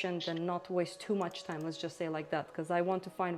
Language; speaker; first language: English; non-native, fluent; Romanian